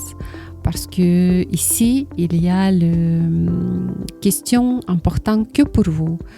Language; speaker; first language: French; non-native, learner; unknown